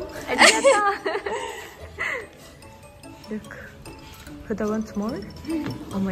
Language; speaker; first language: English; non-native, learner; Japanese